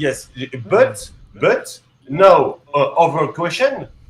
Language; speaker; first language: English; non-native, learner; French